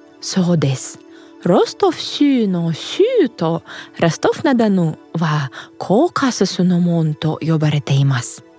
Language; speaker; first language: Japanese; non-native, fluent; Russian